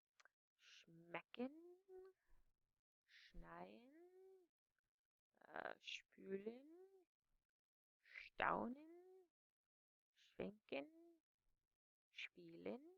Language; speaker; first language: German; non-native, fluent; English